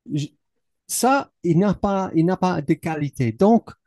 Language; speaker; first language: French; non-native, learner; English